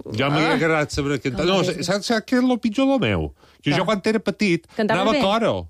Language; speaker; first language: Catalan; native; Catalan